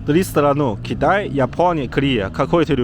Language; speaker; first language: Russian; non-native, learner; Chinese